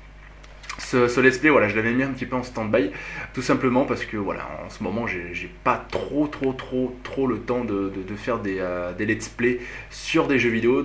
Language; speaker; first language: French; native; French